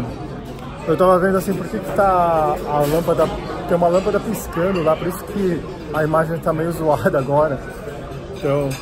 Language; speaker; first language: Portuguese; non-native, fluent; Japanese